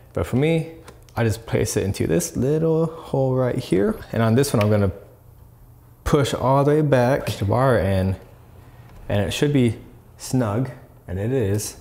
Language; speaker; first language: English; native; English